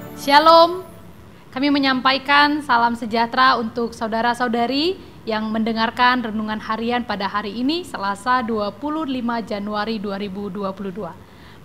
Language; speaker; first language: Indonesian; native; Indonesian